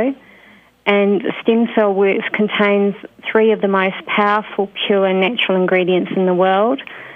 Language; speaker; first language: English; native; English